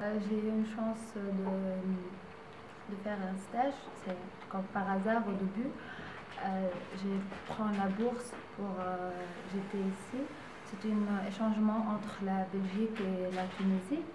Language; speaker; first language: French; non-native, local second language; Arabic